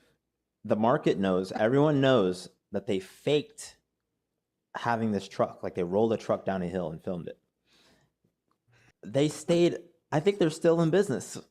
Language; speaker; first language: English; native; English